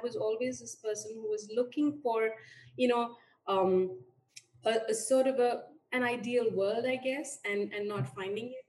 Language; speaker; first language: English; non-native, local second language; Hindi